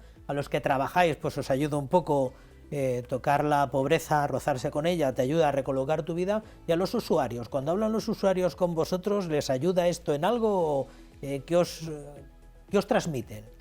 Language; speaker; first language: Spanish; native; Spanish